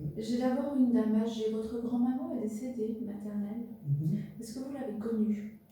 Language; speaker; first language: French; native; French